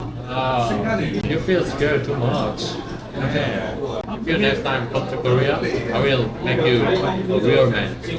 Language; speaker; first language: English; non-native, learner; Korean